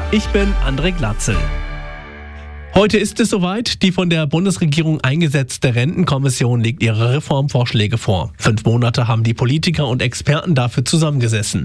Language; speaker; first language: German; native; German